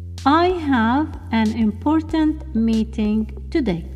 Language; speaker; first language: English; non-native, fluent; Arabic